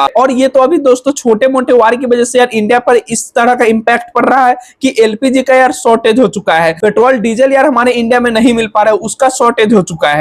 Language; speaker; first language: Hindi; native; Hindi